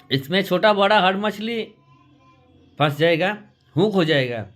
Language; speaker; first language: Hindi; non-native, local second language; Bangla